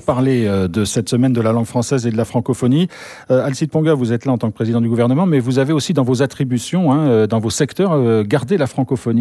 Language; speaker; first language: French; native; French